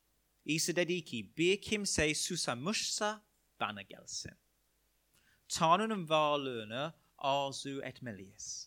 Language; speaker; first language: Turkish; non-native, fluent; English